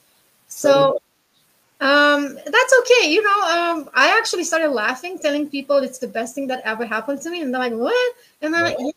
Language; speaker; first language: English; non-native, fluent; Romanian